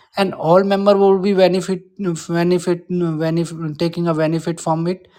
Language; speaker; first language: English; non-native, local second language; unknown